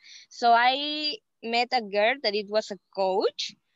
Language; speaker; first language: English; non-native, fluent; Spanish